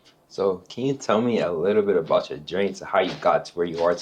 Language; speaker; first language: English; native; English